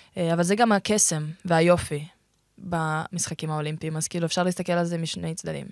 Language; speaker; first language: Hebrew; early bilingual, other home language; Russian